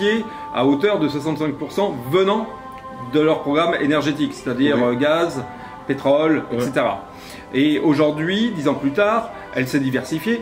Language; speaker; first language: French; native; French